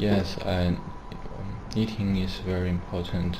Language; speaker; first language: English; non-native, learner; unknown